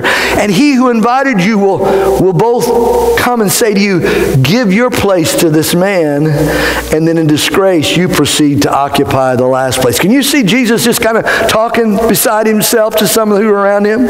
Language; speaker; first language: English; native; English